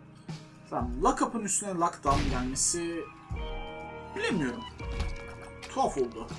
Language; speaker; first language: Turkish; native; Turkish